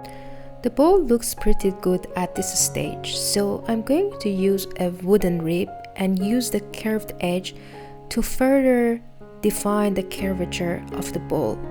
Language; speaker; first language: English; non-native, fluent; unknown